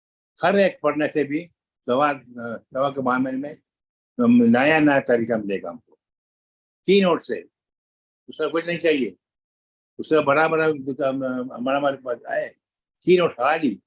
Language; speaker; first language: Hindi; non-native, local second language; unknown